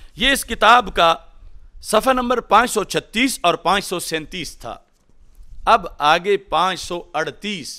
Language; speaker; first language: Urdu; non-native, local second language; Punjabi